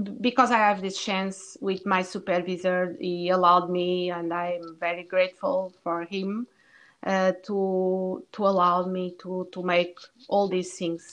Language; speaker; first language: English; non-native, learner; Portuguese